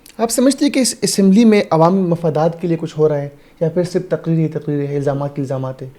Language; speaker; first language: Urdu; non-native, local second language; Pashto